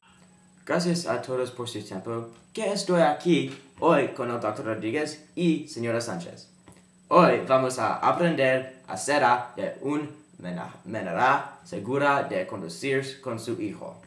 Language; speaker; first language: Spanish; non-native, learner; English